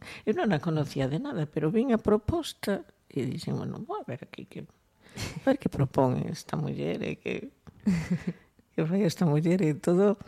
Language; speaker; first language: Galician; non-native, local second language; Spanish